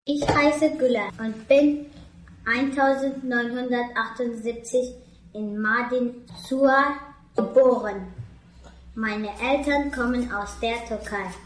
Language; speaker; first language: German; early bilingual, other home language; Kurdish